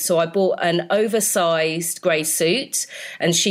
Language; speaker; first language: English; native; English